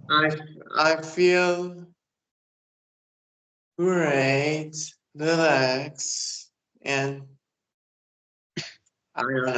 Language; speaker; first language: English; non-native, learner; Turkish